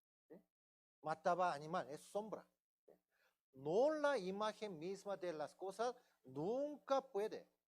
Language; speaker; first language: Spanish; non-native, fluent; Korean